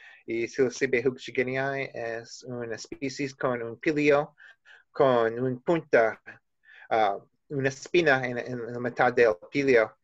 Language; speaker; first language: Spanish; non-native, learner; English